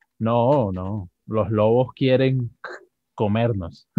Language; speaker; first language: Spanish; native; Spanish